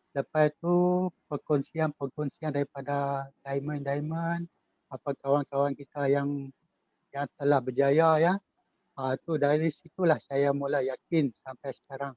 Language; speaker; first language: Malay; native; Malay